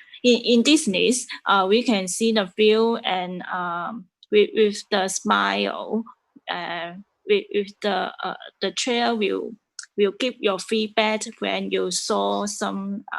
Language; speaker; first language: English; non-native, learner; Chinese